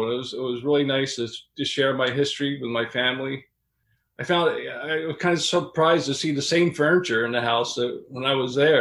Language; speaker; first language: English; native; English